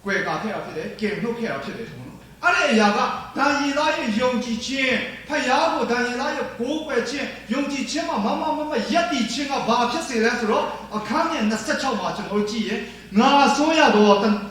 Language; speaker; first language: Burmese; non-native, local second language; Tedim Chin